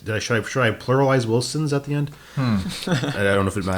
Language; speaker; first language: English; native; English